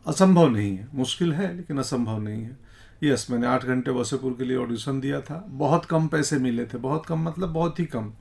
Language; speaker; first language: Hindi; native; Hindi